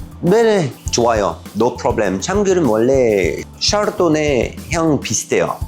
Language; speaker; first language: Korean; non-native, learner; French